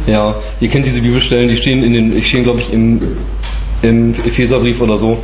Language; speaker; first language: German; native; German